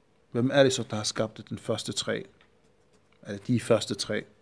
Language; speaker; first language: Danish; non-native, fluent; Arabic